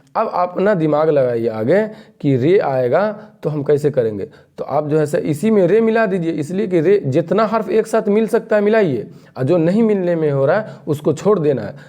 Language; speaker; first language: Hindi; native; Hindi